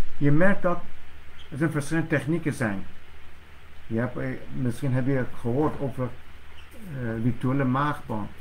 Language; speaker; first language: Dutch; non-native, fluent; Persian